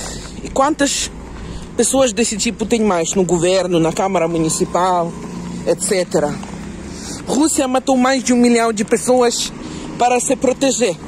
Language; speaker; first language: Portuguese; non-native, fluent; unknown